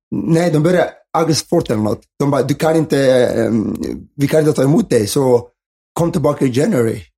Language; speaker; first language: Swedish; early bilingual, other home language; Somali